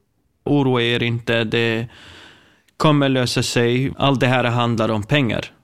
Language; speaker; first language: Swedish; non-native, fluent; Kurdish